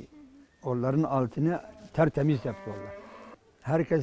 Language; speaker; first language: Turkish; non-native, local second language; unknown